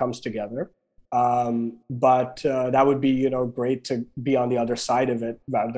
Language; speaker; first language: English; non-native, local second language; Gujarati